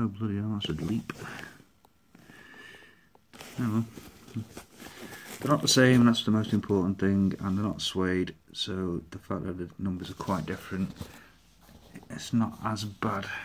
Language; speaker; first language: English; native; English